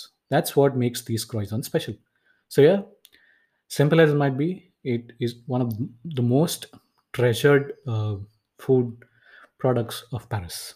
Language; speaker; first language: English; non-native, local second language; Tamil